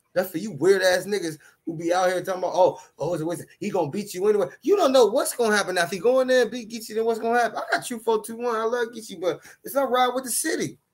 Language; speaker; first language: English; native; English